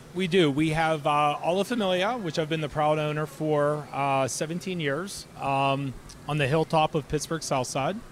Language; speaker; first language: English; native; English